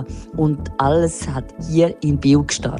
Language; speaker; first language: German; non-native, local second language; French